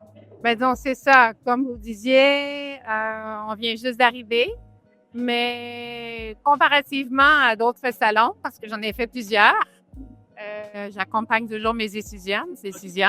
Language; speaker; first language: French; native; French